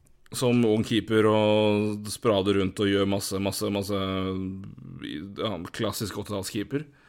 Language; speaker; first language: Norwegian; native; Norwegian